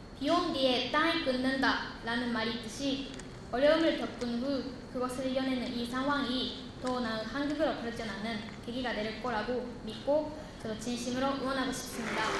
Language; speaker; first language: Korean; non-native, fluent; Japanese